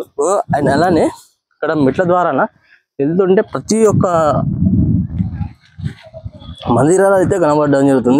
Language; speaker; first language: Telugu; native; Telugu